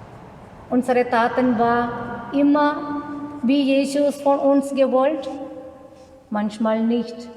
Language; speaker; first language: German; non-native, learner; Malayalam